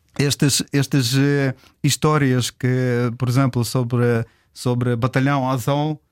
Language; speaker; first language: Portuguese; non-native, fluent; Ukrainian